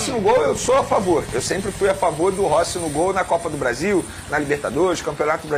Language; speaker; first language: Portuguese; native; Portuguese